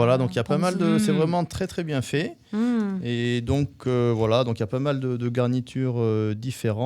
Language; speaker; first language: French; native; French